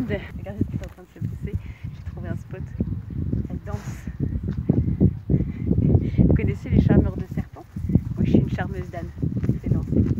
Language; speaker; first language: French; native; French